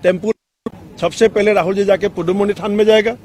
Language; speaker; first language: Hindi; non-native, local second language; Assamese